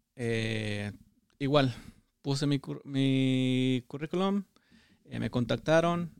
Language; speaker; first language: Spanish; native; Spanish